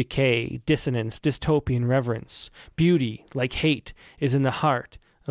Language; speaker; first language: English; native; English